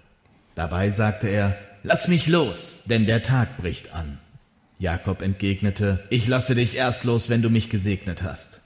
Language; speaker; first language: German; native; German